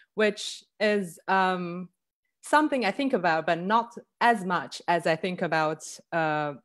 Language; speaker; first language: English; non-native, fluent; Chinese